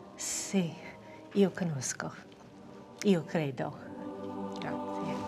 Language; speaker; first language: Italian; non-native, learner; English